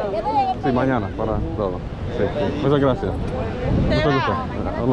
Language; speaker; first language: Spanish; non-native, learner; English